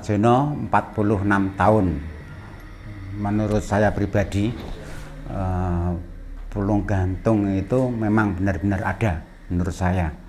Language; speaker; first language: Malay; non-native, local second language; Javanese